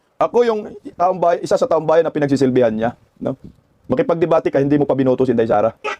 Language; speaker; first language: Filipino; non-native, local second language; Cebuano